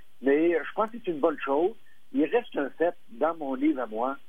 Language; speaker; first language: French; native; French